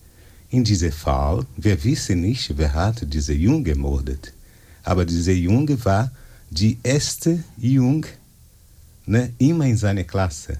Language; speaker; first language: German; non-native, learner; Portuguese